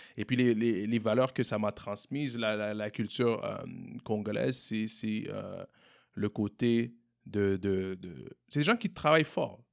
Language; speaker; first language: French; native; French